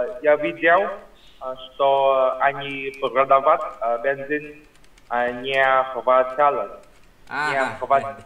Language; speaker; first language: Russian; non-native, learner; Vietnamese